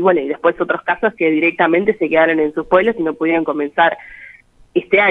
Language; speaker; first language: Spanish; native; Spanish